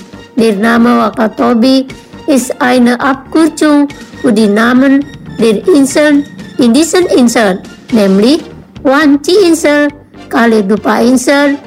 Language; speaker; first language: German; non-native, fluent; Indonesian